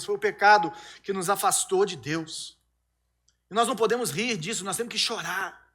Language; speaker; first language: Portuguese; native; Portuguese